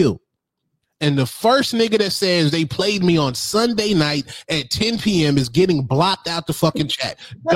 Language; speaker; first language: English; native; English